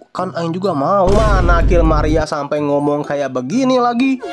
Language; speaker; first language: Indonesian; native; Indonesian